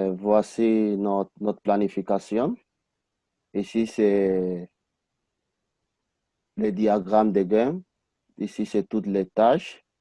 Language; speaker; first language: French; non-native, learner; Arabic